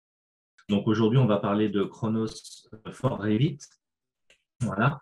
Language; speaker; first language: French; native; French